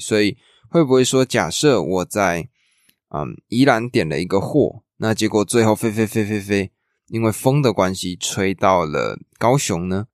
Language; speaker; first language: Chinese; native; Chinese